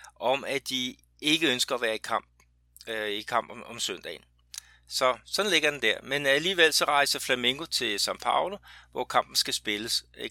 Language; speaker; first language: Danish; native; Danish